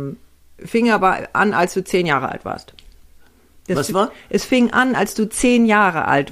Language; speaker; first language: German; native; German